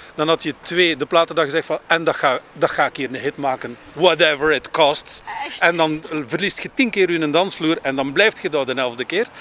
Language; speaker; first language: Dutch; native; Dutch